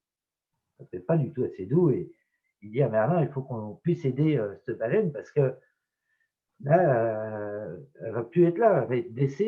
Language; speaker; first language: French; native; French